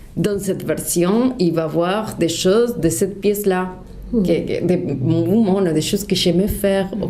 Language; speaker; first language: French; non-native, fluent; Spanish